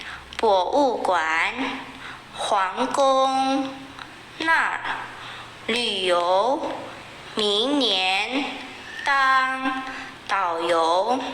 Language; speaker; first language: Chinese; non-native, fluent; Indonesian